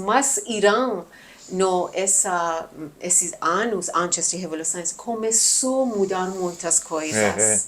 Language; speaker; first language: Portuguese; non-native, learner; Persian